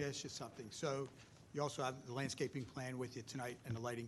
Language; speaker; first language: English; native; English